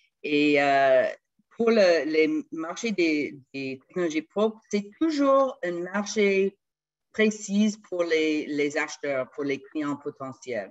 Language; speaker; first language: French; non-native, fluent; English